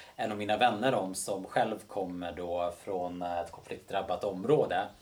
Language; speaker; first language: Swedish; early bilingual, other home language; Bosnian